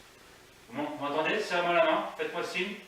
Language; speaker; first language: French; native; French